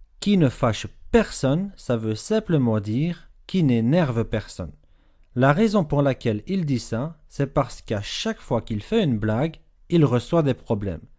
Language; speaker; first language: French; native; French